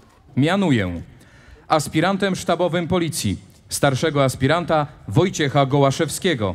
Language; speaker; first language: Polish; native; Polish